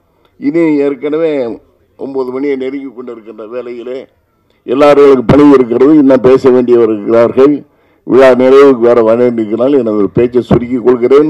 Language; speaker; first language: Tamil; native; Tamil